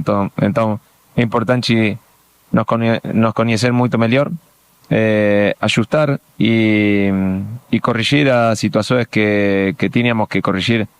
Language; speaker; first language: Portuguese; non-native, learner; Spanish